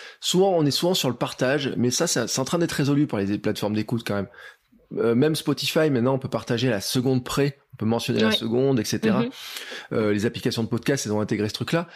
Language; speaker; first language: French; native; French